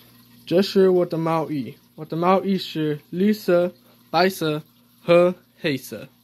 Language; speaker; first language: Chinese; non-native, learner; English